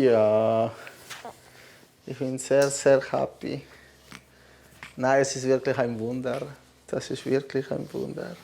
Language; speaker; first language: German; non-native, fluent; Spanish